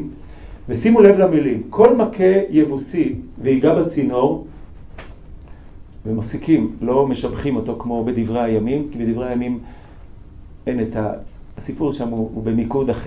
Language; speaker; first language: Hebrew; native; Hebrew